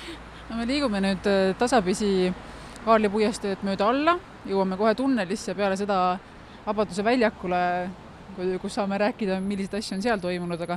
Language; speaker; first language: Estonian; native; Estonian